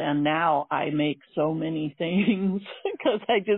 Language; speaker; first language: English; native; English